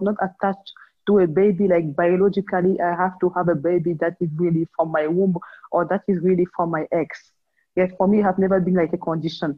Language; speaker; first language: English; non-native, local second language; French